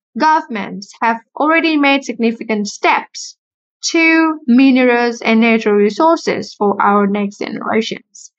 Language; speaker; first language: English; non-native, fluent; Vietnamese